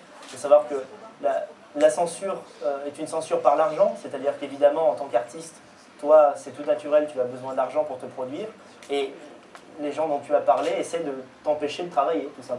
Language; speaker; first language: French; native; French